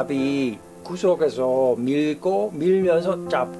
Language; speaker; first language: Korean; non-native, fluent; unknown